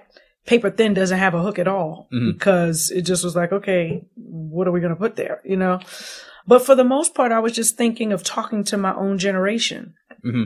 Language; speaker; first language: English; native; English